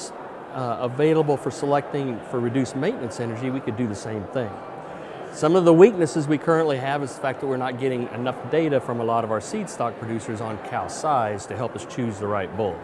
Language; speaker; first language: English; native; English